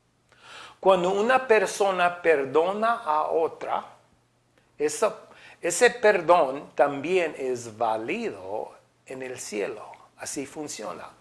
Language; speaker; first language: Spanish; non-native, fluent; English